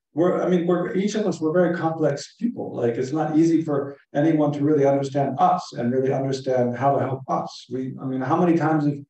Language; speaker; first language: English; native; English